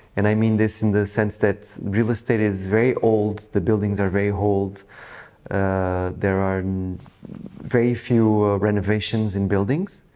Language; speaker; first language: English; non-native, fluent; Portuguese